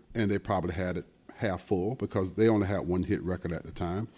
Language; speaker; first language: English; native; English